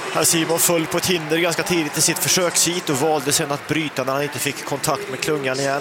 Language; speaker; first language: Swedish; native; Swedish